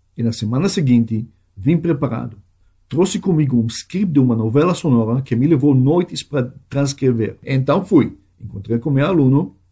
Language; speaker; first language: Portuguese; non-native, fluent; Hebrew